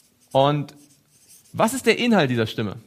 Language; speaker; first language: German; native; German